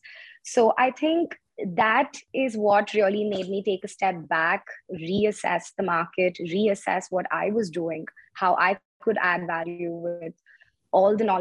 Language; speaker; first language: English; non-native, local second language; Tamil